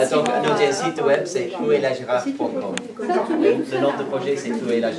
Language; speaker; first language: French; non-native, fluent; English